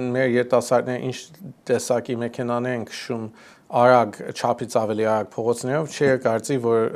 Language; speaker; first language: Armenian; early bilingual, heritage; Armenian